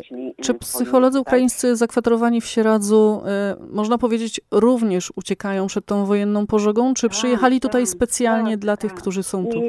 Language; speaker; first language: Polish; native; Polish